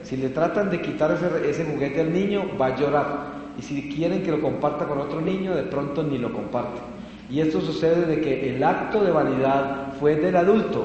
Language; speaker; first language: Spanish; native; Spanish